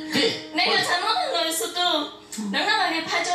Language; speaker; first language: Korean; non-native, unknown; Vietnamese